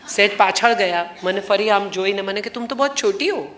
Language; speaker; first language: Hindi; non-native, local second language; Gujarati